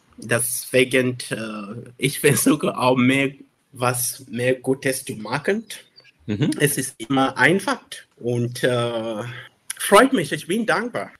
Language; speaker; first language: German; non-native, learner; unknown